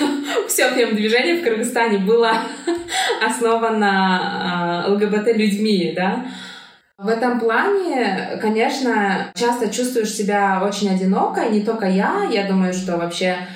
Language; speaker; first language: Russian; non-native, local second language; Kyrgyz